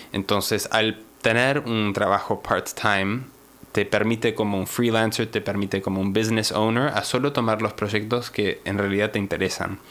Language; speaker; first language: Spanish; native; Spanish